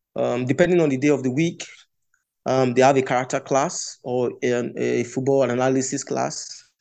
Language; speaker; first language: English; non-native, local second language; Yoruba